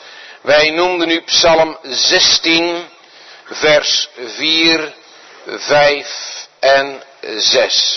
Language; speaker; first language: Dutch; native; Dutch